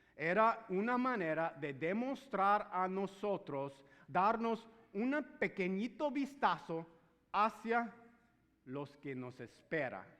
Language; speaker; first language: Spanish; non-native, fluent; English